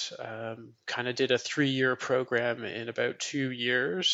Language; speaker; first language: English; native; English